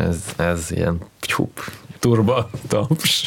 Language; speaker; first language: Hungarian; early bilingual, heritage; Hungarian